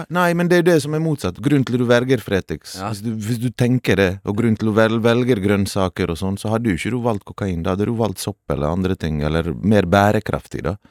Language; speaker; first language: Norwegian; early bilingual, other home language; Bosnian